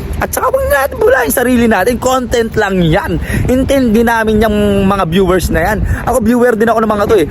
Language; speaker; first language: Filipino; non-native, local second language; Pampanga